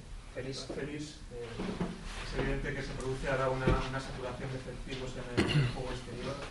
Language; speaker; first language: Spanish; native; Spanish